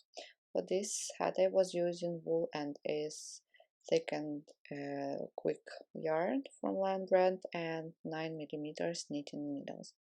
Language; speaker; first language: English; non-native, fluent; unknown